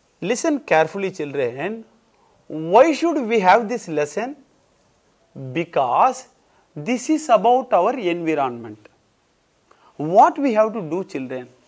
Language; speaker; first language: English; non-native, local second language; Tamil